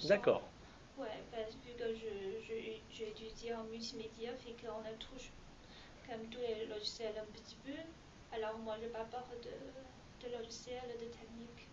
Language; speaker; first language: French; non-native, learner; Chinese